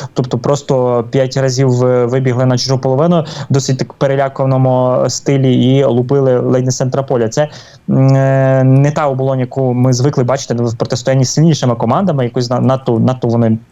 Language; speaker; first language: Ukrainian; native; Ukrainian